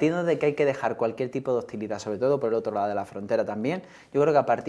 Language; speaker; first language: Spanish; native; Spanish